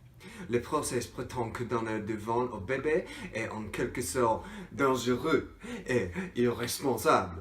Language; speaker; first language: French; non-native, learner; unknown